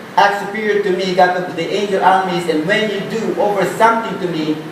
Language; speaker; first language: English; non-native, local second language; Filipino